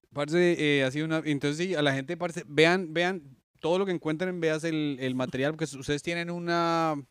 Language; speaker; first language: Spanish; native; Spanish